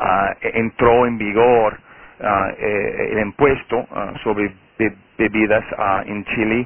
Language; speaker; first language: Spanish; non-native, fluent; Portuguese